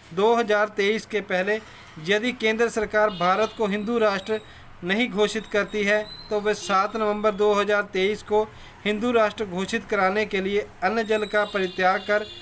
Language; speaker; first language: Hindi; native; Hindi